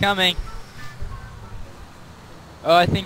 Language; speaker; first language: English; native; English